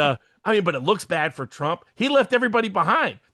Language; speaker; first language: English; native; English